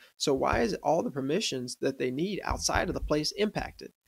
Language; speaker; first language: English; native; English